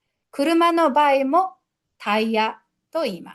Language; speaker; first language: Japanese; non-native, fluent; Mongolian